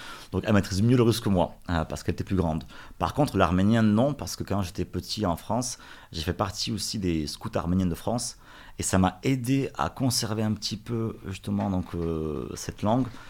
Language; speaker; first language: French; early bilingual, other home language; Russian